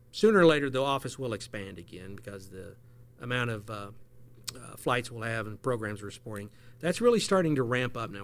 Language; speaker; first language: English; native; English